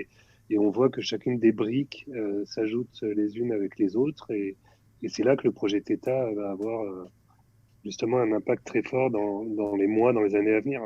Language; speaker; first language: French; native; French